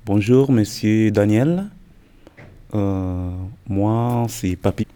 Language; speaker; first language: French; non-native, learner; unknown